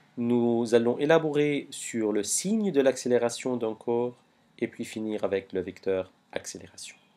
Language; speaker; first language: French; non-native, local second language; Arabic